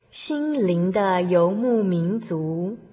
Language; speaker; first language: Chinese; native; Chinese